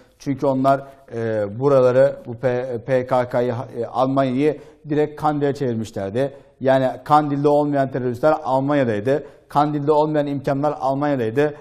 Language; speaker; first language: Turkish; native; Turkish